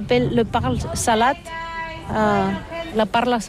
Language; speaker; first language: French; non-native, learner; Catalan